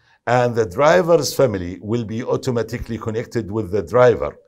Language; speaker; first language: English; non-native, fluent; Arabic